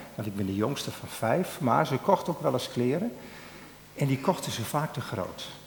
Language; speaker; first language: Dutch; native; Dutch